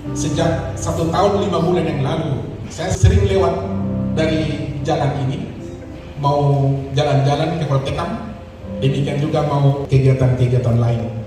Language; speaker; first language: Indonesian; native; Indonesian